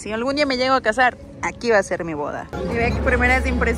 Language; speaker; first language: Spanish; native; Spanish